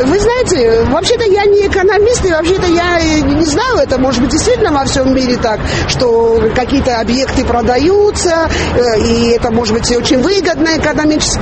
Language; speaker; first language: Russian; native; Russian